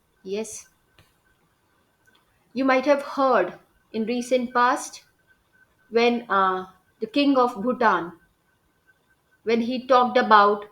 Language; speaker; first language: English; non-native, local second language; Hindi